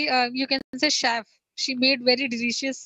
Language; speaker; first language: English; non-native, learner; Hindi